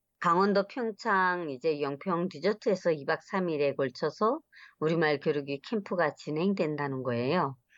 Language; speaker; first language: Korean; native; Korean